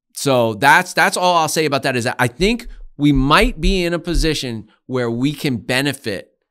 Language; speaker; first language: English; native; English